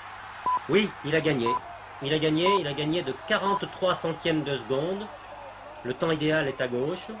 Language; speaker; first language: French; native; French